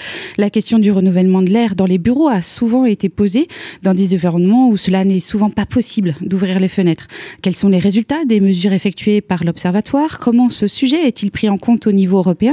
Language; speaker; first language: French; native; French